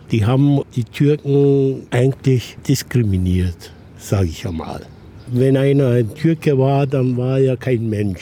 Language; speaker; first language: German; non-native, fluent; Turkish